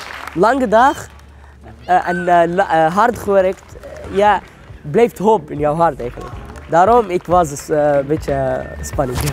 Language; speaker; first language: Dutch; non-native, learner; Arabic